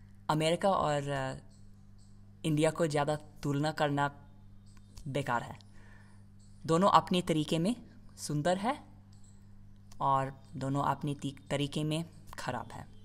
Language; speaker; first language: Hindi; non-native, fluent; English